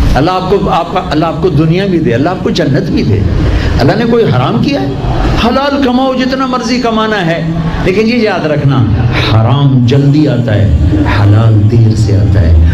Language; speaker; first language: Urdu; non-native, local second language; Punjabi